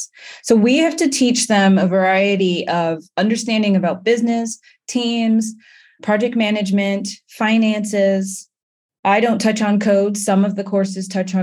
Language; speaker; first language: English; native; English